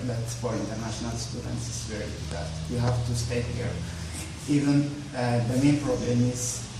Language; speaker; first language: English; non-native, learner; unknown